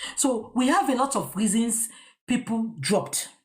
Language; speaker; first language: English; non-native, local second language; Yoruba